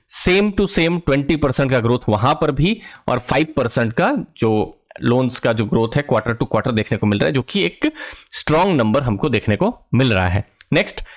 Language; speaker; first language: Hindi; native; Hindi